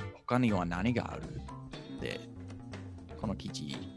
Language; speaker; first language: Japanese; non-native, fluent; English